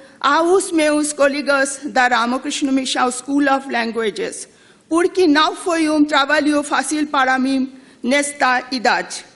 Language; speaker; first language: Portuguese; non-native, learner; Bangla